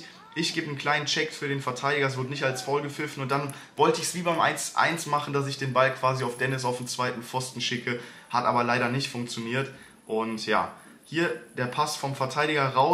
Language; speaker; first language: German; native; German